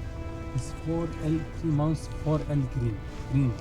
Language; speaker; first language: English; non-native, learner; Arabic